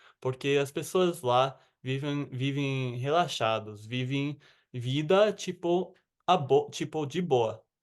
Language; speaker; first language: Portuguese; non-native, fluent; English